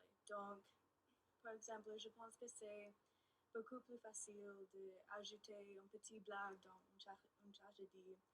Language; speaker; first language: French; non-native, learner; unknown